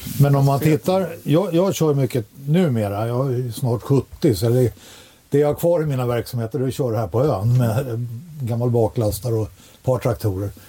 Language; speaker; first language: Swedish; native; Swedish